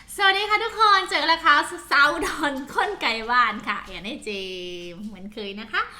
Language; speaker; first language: Thai; non-native, local second language; Northeastern Thai